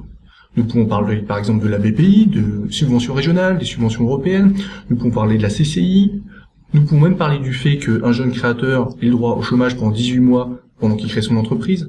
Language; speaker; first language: French; native; French